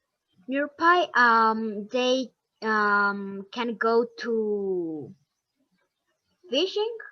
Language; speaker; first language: English; non-native, learner; Spanish